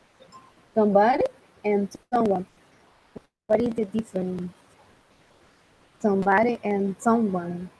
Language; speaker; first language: English; non-native, learner; Spanish